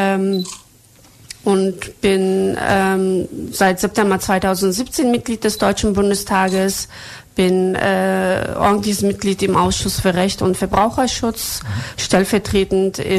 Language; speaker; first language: German; early bilingual, other home language; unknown